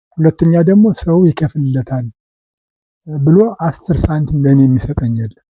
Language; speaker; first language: Amharic; native; Amharic